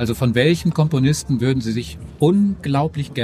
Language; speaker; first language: German; native; German